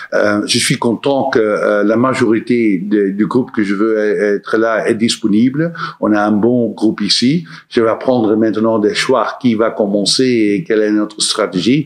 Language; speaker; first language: French; non-native, learner; Dutch